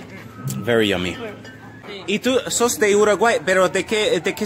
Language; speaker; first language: Spanish; non-native, learner; English